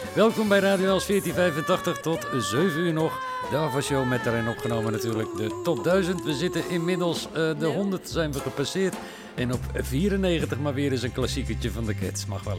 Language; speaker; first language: Dutch; native; Dutch